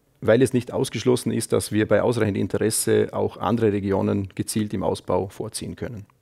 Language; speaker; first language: German; native; German